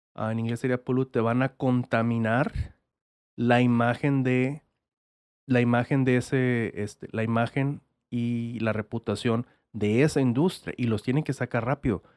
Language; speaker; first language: Spanish; native; Spanish